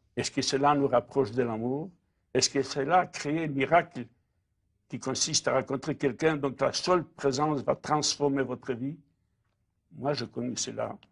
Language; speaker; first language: French; non-native, fluent; Polish